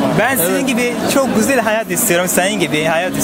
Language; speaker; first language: Turkish; non-native, learner; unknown